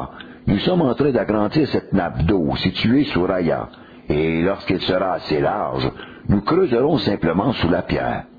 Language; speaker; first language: French; native; French